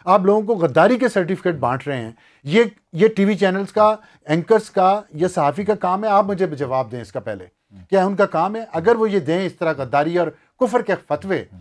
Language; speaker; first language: Urdu; non-native, local second language; Punjabi